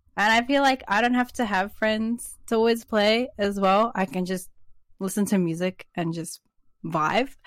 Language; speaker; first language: English; native; English